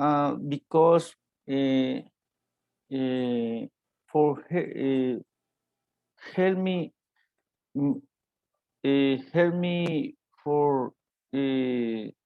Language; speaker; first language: English; non-native, learner; Spanish